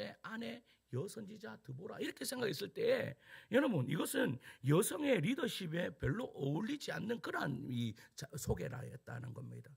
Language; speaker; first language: Korean; native; Korean